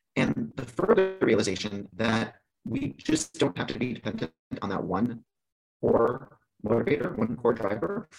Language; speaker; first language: English; early bilingual, other home language; Greek